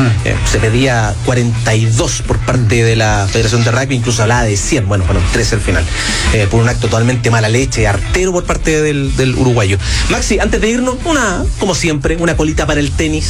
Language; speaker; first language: Spanish; native; Spanish